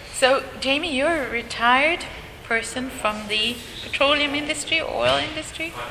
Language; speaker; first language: English; non-native, local second language; Ganda